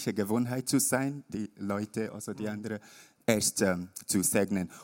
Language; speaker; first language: German; non-native, learner; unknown